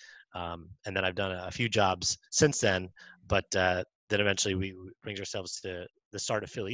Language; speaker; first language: English; native; English